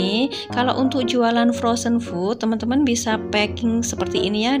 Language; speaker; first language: Indonesian; native; Indonesian